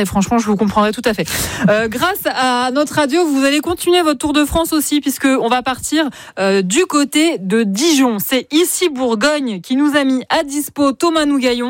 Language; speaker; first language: French; native; French